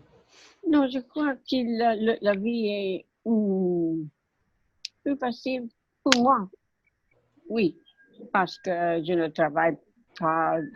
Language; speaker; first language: French; non-native, learner; English